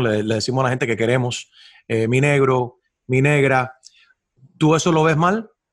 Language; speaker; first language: Spanish; early bilingual, heritage; Spanish